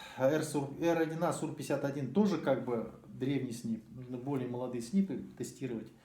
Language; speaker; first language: Russian; native; Russian